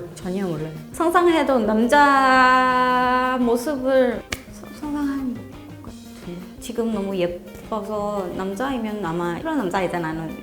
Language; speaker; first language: Korean; non-native, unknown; Thai